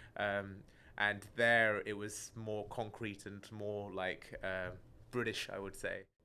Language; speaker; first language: English; early bilingual, other home language; Malayalam